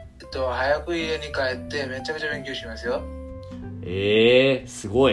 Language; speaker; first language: Japanese; non-native, learner; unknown